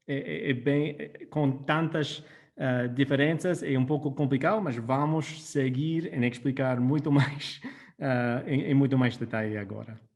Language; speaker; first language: Portuguese; non-native, fluent; English